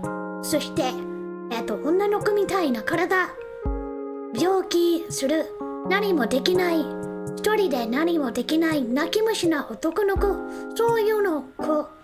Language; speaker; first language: Japanese; non-native, learner; English